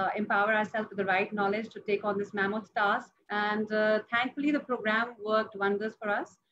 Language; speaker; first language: English; non-native, local second language; Punjabi